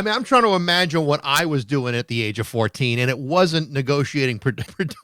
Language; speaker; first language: English; native; English